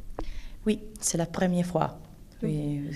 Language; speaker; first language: French; non-native, fluent; Italian